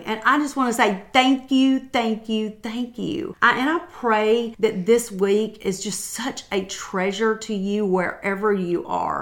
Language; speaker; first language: English; native; English